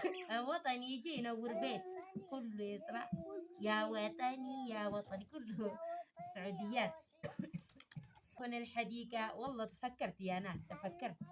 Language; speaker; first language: Arabic; early bilingual, other home language; Amharic